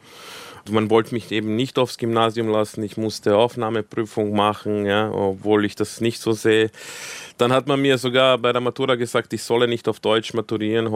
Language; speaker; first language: German; early bilingual, other home language; Croatian